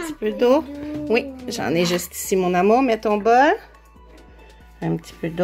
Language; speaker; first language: French; native; French